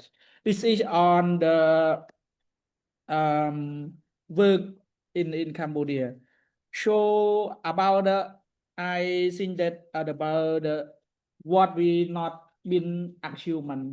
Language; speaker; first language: English; non-native, learner; Khmer